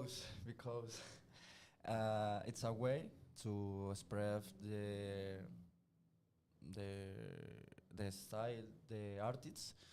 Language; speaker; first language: English; non-native, learner; Spanish